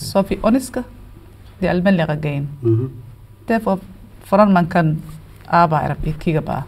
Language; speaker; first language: Danish; non-native, learner; Somali